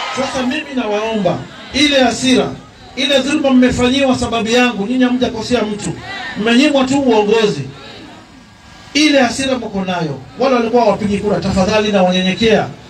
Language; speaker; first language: Swahili; native; Swahili